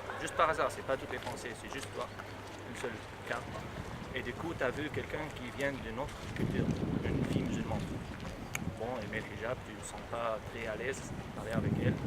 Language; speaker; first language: French; non-native, learner; Arabic